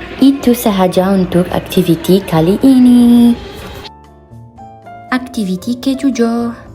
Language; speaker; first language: Malay; non-native, learner; Arabic